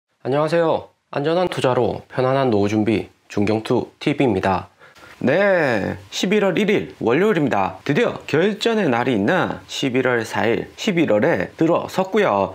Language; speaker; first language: Korean; native; Korean